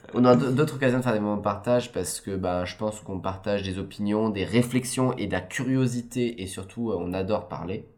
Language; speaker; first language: French; native; French